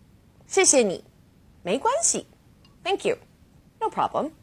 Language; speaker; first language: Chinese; non-native, fluent; English